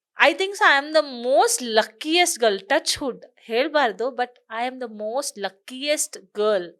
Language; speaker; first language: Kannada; non-native, local second language; Konkani